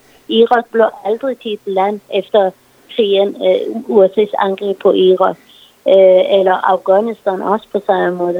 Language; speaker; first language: Danish; non-native, fluent; Persian